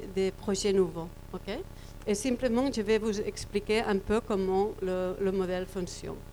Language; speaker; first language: French; non-native, fluent; Spanish